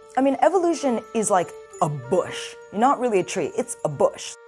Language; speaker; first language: English; native; English